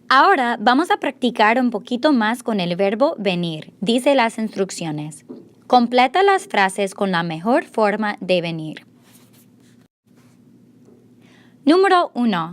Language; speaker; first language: Spanish; non-native, fluent; English